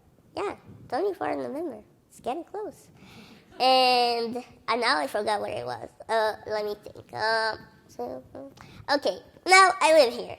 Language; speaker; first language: English; early bilingual, other home language; Portuguese